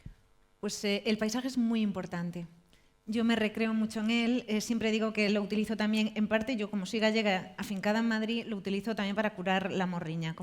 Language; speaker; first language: Spanish; native; Spanish